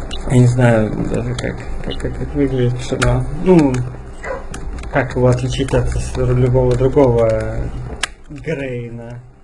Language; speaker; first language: Russian; native; Russian